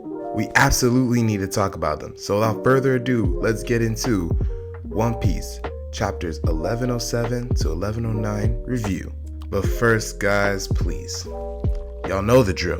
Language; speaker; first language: English; native; English